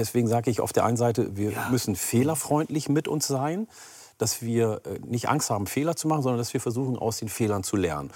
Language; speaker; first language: German; early bilingual, other home language; Oromo